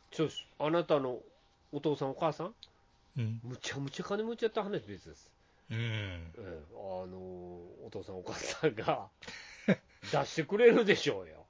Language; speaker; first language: Japanese; native; Japanese